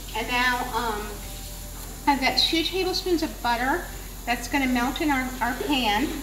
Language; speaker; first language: English; native; English